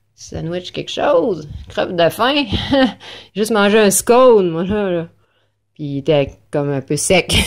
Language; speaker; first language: French; native; French